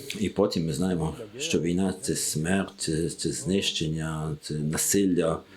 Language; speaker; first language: Ukrainian; non-native, learner; French